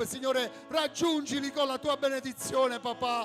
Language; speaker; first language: Italian; native; Italian